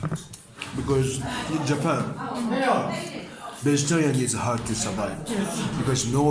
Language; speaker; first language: English; non-native, learner; Japanese